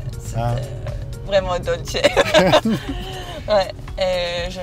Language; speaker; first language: French; non-native, learner; Serbian